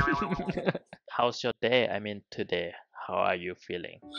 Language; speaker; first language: English; non-native, local second language; Chinese